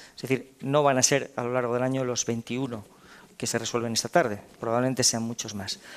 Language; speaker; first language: Spanish; native; Spanish